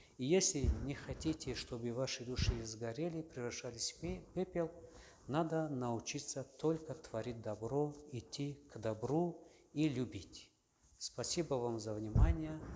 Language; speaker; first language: Russian; non-native, local second language; Tajik